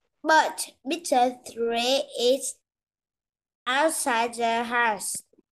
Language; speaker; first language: English; non-native, learner; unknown